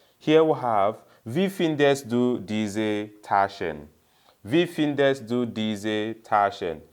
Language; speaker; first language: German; non-native, fluent; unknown